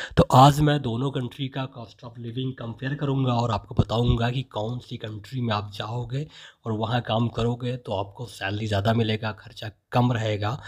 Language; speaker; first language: Hindi; native; Hindi